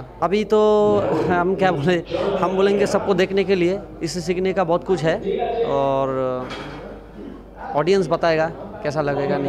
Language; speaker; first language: Hindi; non-native, local second language; Bangla